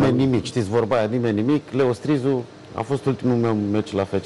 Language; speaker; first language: Romanian; native; Romanian